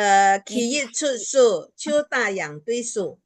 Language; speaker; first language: Chinese; non-native, local second language; Hakka Chinese